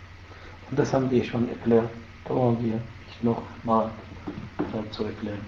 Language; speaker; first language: German; non-native, fluent; Arabic